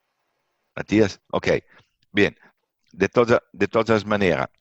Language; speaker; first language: Spanish; non-native, fluent; Italian